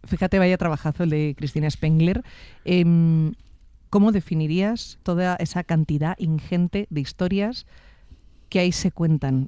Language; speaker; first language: Spanish; native; Spanish